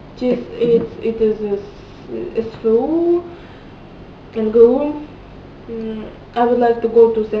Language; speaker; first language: English; non-native, learner; Russian